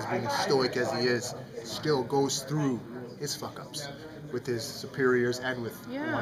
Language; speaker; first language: English; native; English